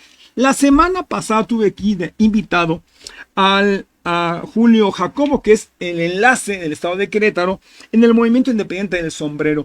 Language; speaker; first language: Spanish; native; Spanish